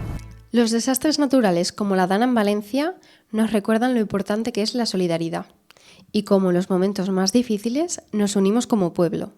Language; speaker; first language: Spanish; native; Spanish